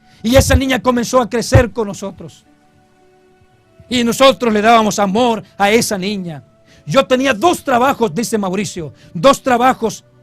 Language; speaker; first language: Spanish; native; Spanish